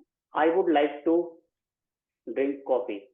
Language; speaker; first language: English; non-native, local second language; Hindi